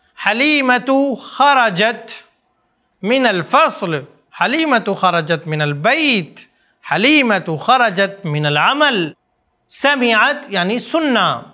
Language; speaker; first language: Arabic; non-native, fluent; Urdu